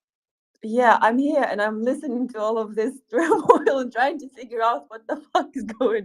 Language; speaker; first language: English; non-native, fluent; Ukrainian